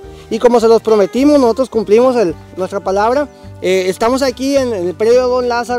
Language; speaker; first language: Spanish; native; Spanish